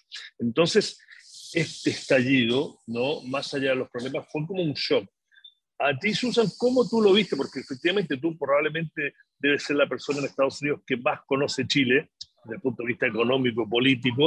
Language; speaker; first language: Spanish; native; Spanish